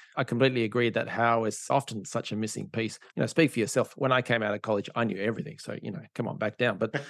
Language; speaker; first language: English; native; English